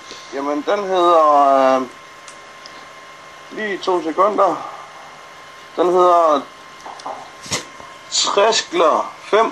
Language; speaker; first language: Danish; native; Danish